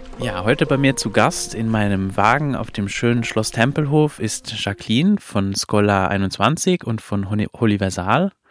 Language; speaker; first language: German; non-native, fluent; Luxembourgish